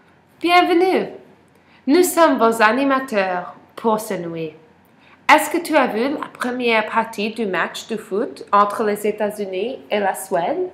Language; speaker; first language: French; non-native, learner; English